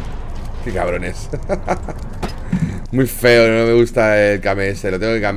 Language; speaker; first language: Spanish; native; Spanish